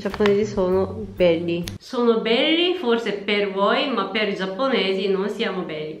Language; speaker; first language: Italian; non-native, learner; Japanese